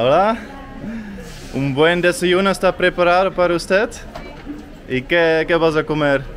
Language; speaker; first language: Spanish; non-native, learner; Dutch